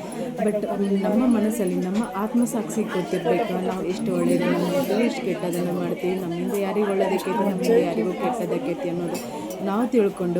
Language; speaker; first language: Kannada; native; Kannada